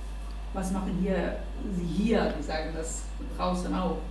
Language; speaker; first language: German; non-native, learner; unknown